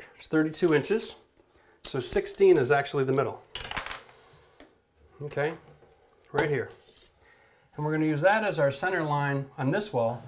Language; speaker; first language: English; native; English